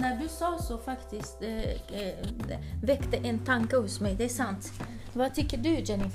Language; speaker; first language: Swedish; early bilingual, other home language; Kurdish